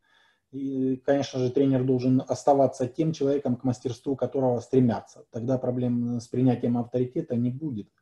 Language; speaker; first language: Russian; native; Russian